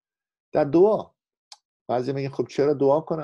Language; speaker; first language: Persian; non-native, fluent; English